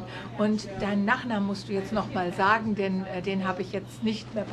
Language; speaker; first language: German; native; German